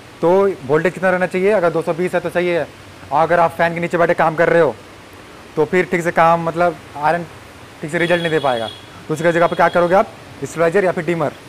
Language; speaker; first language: Hindi; native; Hindi